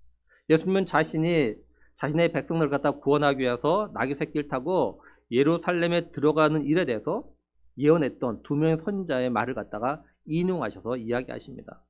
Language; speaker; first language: Korean; native; Korean